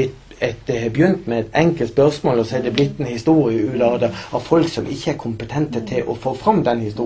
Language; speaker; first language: Norwegian; native; Norwegian